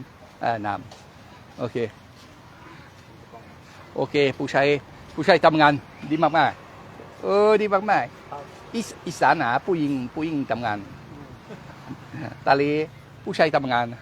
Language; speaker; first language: Thai; non-native, learner; French